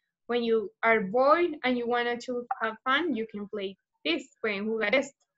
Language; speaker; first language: English; non-native, fluent; Spanish